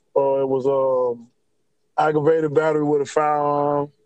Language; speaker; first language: English; native; English